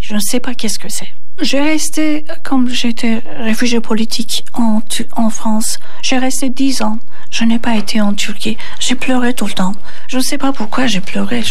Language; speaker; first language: French; non-native, learner; Turkish